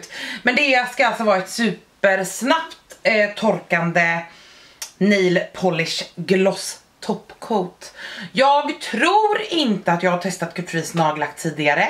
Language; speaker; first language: Swedish; native; Swedish